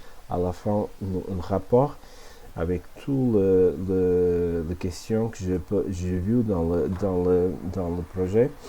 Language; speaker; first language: French; non-native, fluent; Portuguese